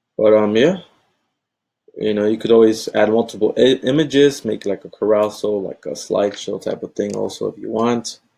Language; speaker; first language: English; native; English